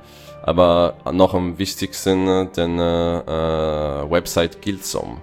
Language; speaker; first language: German; non-native, fluent; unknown